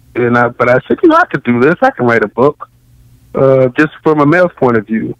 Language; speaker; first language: English; native; English